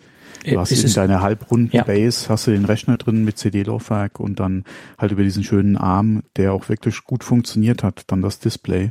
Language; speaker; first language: German; native; German